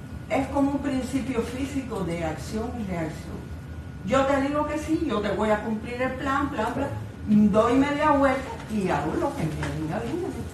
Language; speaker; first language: Spanish; native; Spanish